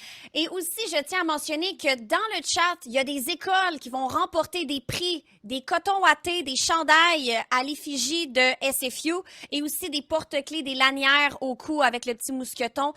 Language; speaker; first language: French; native; French